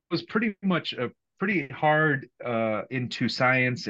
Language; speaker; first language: English; native; English